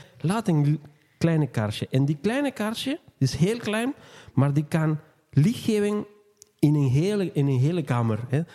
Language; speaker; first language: Dutch; non-native, fluent; Spanish